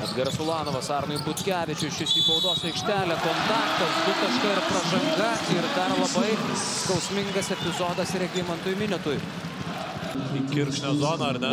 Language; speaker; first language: Lithuanian; native; Lithuanian